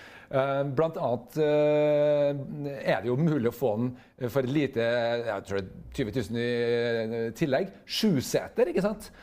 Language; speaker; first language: Norwegian; native; Norwegian